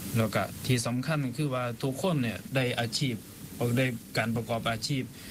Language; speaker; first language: Thai; native; Thai